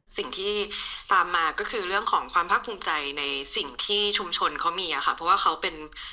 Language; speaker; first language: Thai; native; Thai